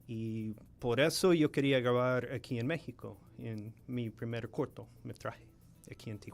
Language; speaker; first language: Spanish; non-native, fluent; English